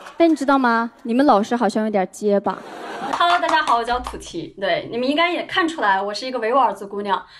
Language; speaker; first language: Chinese; non-native, local second language; Uyghur